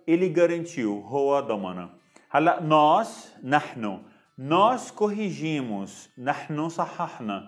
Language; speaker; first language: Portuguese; non-native, fluent; Arabic